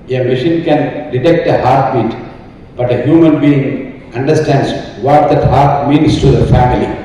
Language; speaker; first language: English; non-native, local second language; Tamil